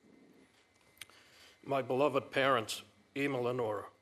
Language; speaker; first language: English; early bilingual, other home language; Romanian